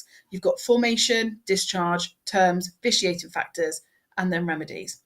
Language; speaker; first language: English; native; English